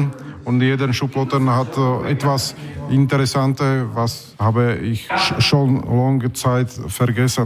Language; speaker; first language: German; non-native, learner; Slovak